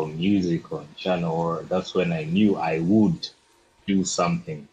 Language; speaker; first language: English; non-native, local second language; Ganda